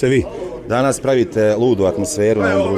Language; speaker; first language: Croatian; native; Croatian